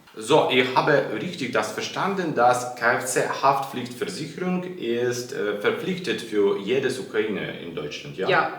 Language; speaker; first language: German; non-native, learner; Ukrainian